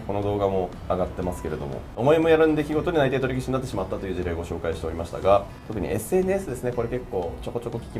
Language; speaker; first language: Japanese; native; Japanese